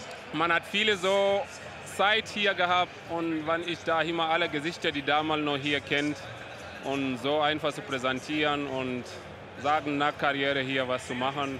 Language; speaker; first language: German; non-native, learner; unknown